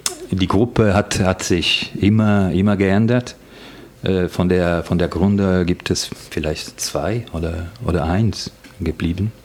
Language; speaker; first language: German; non-native, fluent; Italian